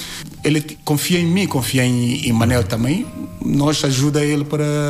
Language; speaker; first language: Portuguese; non-native, learner; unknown